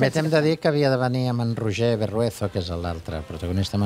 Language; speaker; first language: Catalan; native; Catalan